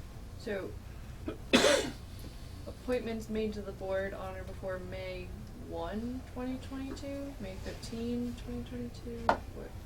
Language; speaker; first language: English; native; English